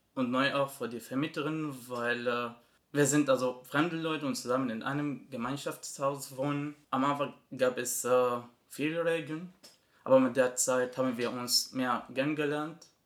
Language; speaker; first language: German; non-native, learner; Arabic